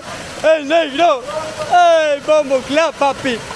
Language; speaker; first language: Spanish; non-native, learner; German